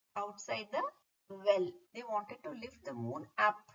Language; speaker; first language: English; non-native, local second language; Kannada